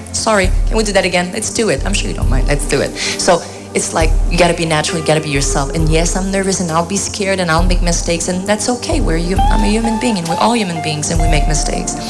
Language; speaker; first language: English; non-native, fluent; French